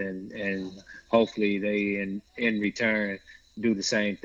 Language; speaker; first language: English; native; English